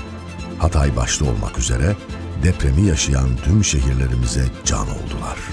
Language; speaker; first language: Turkish; native; Turkish